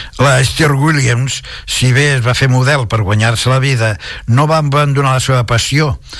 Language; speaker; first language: Catalan; non-native, local second language; Spanish